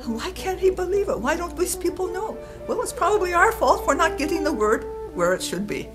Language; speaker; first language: English; native; English